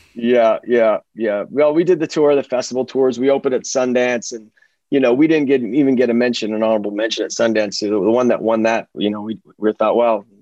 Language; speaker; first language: English; early bilingual, other home language; Czech